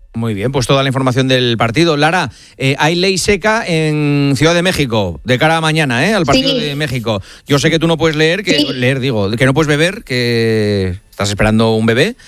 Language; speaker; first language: Spanish; native; Spanish